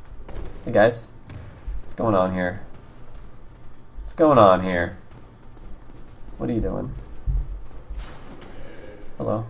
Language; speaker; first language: English; native; English